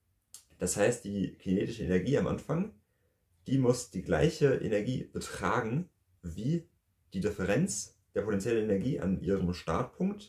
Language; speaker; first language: German; native; German